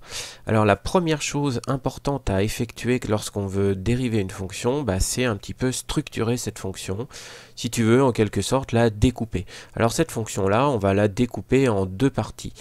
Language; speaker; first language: French; native; French